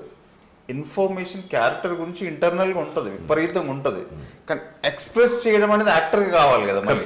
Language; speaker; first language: Telugu; native; Telugu